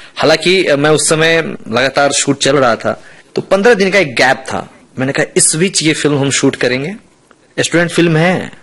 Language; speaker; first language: Hindi; non-native, local second language; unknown